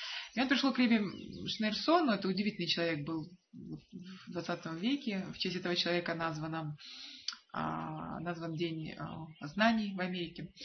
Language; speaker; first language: Russian; native; Russian